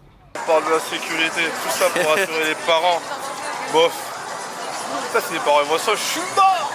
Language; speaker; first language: French; native; French